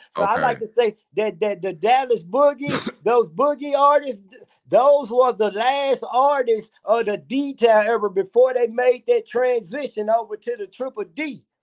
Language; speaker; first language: English; native; English